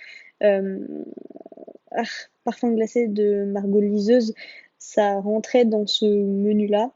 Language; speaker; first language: French; native; French